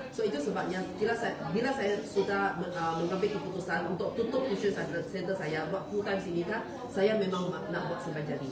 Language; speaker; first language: Malay; non-native, local second language; Chinese